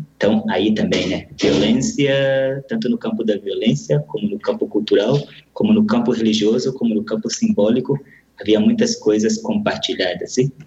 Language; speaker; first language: Portuguese; native; Portuguese